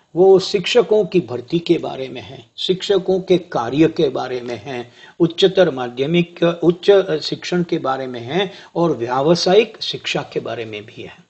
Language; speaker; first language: Hindi; non-native, local second language; Gujarati